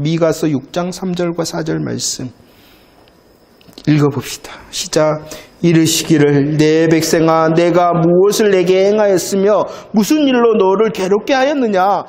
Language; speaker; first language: Korean; native; Korean